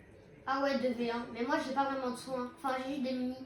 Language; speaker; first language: French; native; French